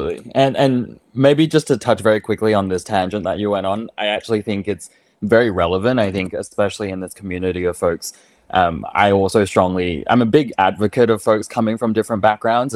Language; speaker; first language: English; native; English